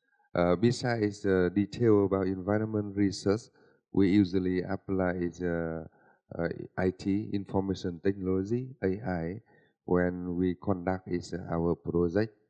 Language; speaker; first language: English; non-native, learner; Vietnamese